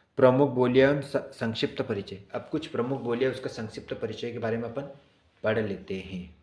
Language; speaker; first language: Hindi; native; Hindi